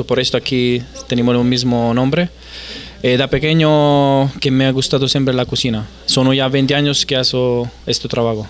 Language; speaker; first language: Spanish; non-native, fluent; Italian